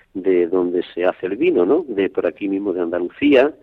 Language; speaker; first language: Spanish; native; Spanish